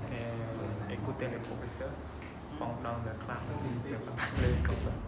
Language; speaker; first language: French; non-native, learner; Khmer